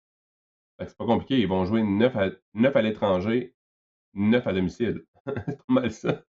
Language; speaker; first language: French; native; French